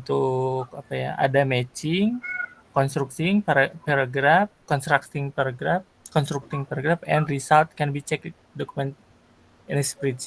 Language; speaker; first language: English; non-native, learner; Sundanese